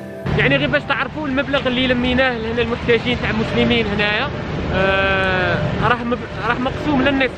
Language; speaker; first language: Arabic; native; Arabic